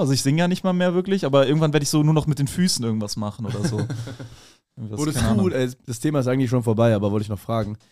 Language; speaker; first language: German; native; German